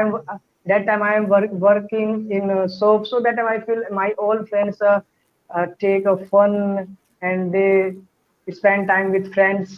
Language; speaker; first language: English; non-native, learner; Hindi